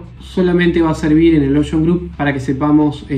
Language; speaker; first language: Spanish; native; Spanish